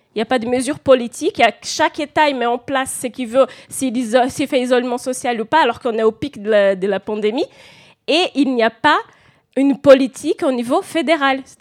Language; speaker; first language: French; non-native, fluent; Portuguese